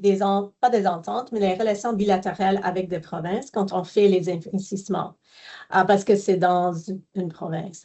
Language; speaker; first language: French; non-native, fluent; English